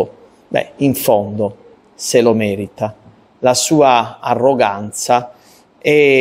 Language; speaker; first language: Italian; native; Italian